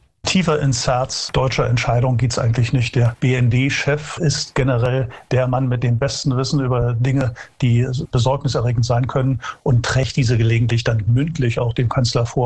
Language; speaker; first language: German; native; German